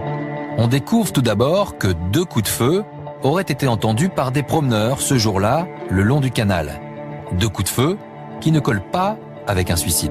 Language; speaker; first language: French; native; French